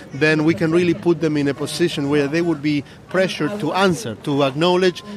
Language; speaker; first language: English; non-native, fluent; Spanish